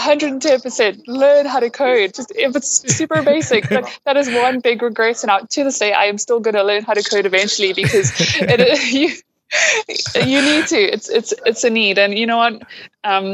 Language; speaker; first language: English; native; English